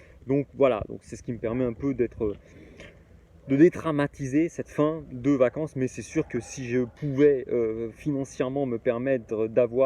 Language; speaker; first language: French; native; French